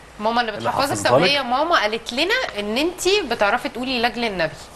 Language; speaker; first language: Arabic; native; Arabic